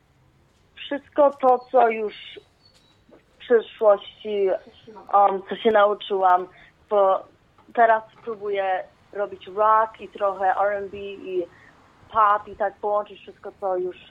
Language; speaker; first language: Polish; early bilingual, heritage; Polish